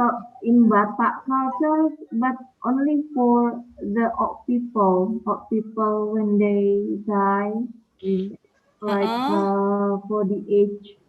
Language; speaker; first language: English; non-native, learner; Indonesian